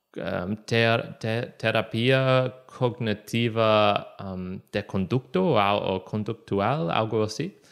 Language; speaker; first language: Spanish; non-native, learner; English